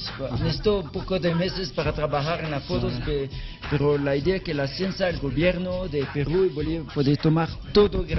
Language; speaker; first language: Spanish; non-native, learner; French